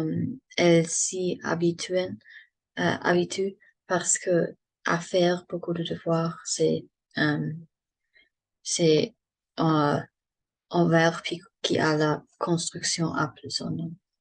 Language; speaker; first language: French; non-native, learner; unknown